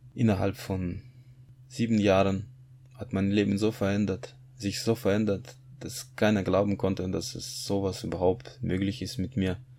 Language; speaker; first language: German; non-native, fluent; Russian